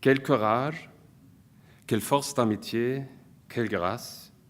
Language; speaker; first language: French; non-native, fluent; German